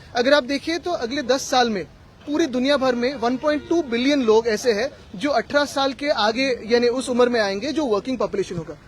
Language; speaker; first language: Hindi; non-native, local second language; Marathi